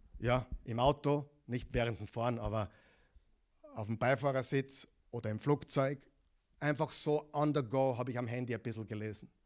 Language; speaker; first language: German; non-native, fluent; English